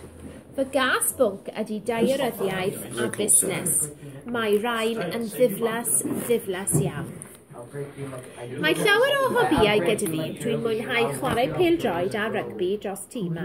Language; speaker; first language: Welsh; non-native, local second language; English